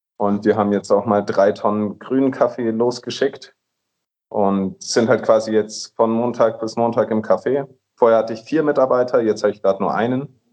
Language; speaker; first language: German; native; German